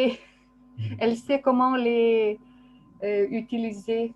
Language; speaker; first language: French; non-native, fluent; Lithuanian